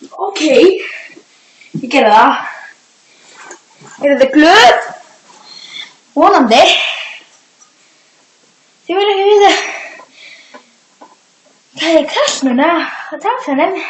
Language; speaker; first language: Icelandic; non-native, learner; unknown